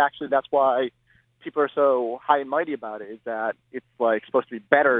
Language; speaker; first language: English; native; English